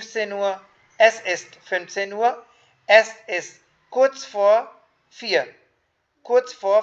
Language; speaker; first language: German; non-native, fluent; Hindi